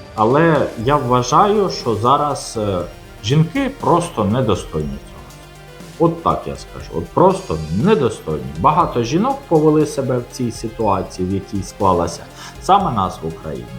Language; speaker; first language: Ukrainian; non-native, local second language; Russian